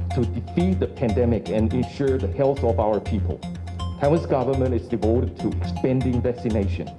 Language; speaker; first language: English; non-native, fluent; Chinese